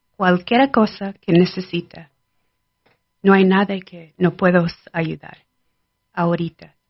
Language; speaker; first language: Spanish; non-native, learner; English